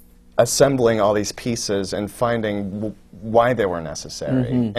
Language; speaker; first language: English; native; English